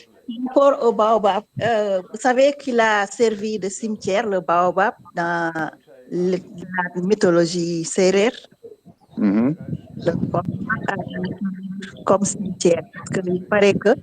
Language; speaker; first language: French; non-native, local second language; Wolof